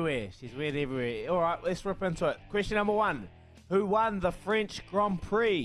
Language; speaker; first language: English; native; English